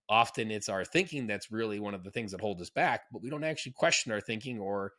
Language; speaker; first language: English; native; English